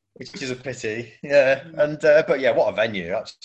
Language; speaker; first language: English; native; English